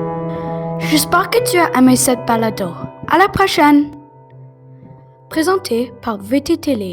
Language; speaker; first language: French; non-native, local second language; English